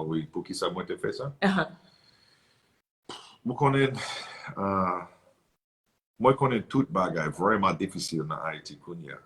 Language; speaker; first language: Haitian Creole; non-native, learner; English